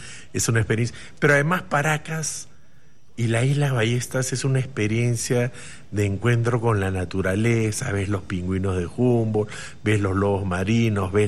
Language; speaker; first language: Spanish; native; Spanish